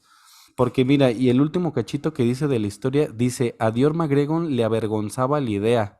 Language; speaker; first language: Spanish; native; Spanish